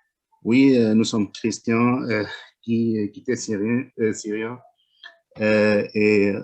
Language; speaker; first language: French; non-native, learner; Arabic